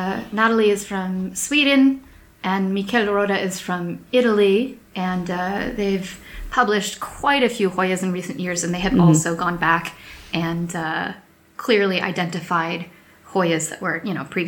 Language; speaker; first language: English; native; English